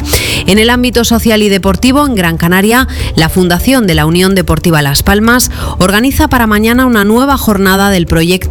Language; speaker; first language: Spanish; native; Spanish